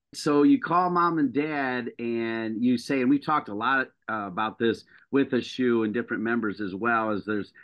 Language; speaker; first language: English; native; English